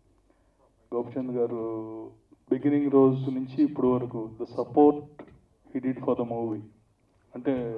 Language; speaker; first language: Telugu; native; Telugu